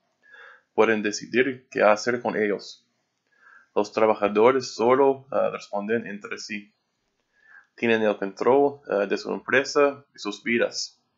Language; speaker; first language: Spanish; non-native, learner; English